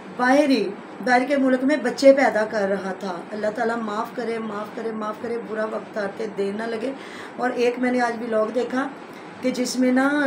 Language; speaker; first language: Urdu; non-native, local second language; Punjabi